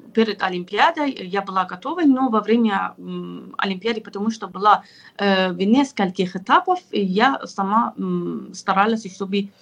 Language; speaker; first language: Russian; non-native, fluent; Persian